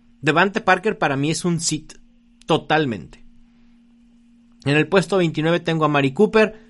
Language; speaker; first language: Spanish; native; Spanish